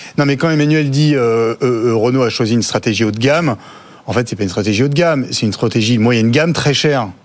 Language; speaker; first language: French; native; French